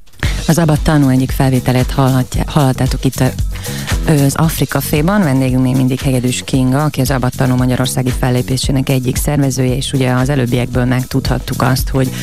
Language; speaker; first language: Hungarian; native; Hungarian